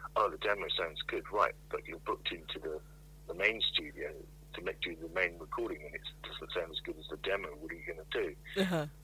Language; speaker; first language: English; native; English